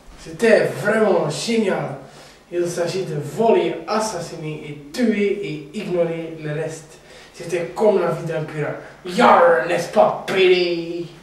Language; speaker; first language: French; non-native, learner; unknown